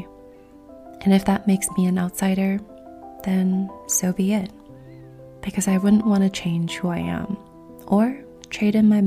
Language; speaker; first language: English; non-native, fluent; Korean